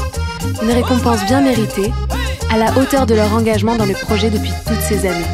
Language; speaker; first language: French; native; French